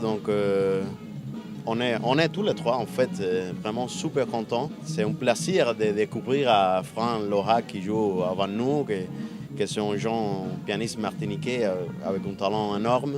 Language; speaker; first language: French; non-native, fluent; Spanish